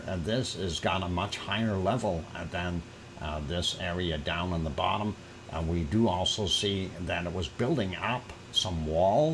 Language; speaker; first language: English; native; English